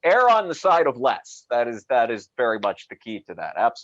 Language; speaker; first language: English; native; English